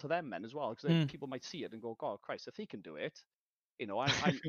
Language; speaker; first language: English; native; English